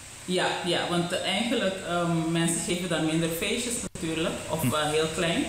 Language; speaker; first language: Dutch; non-native, local second language; Papiamento